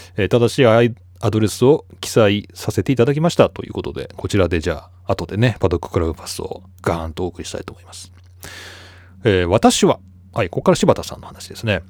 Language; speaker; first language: Japanese; native; Japanese